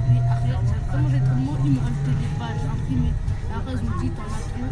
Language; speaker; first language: French; native; French